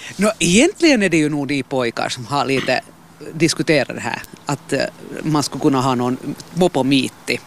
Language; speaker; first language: Swedish; native; Swedish